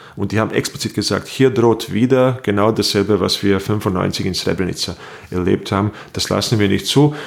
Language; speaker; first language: German; non-native, fluent; Bosnian